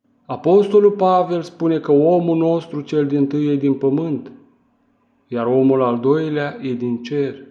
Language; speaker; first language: Romanian; native; Romanian